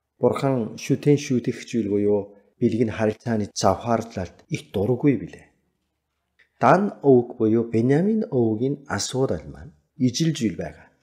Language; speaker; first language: Mongolian; native; Mongolian